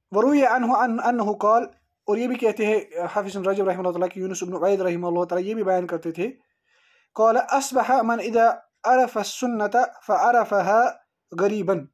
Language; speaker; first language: Urdu; native; Urdu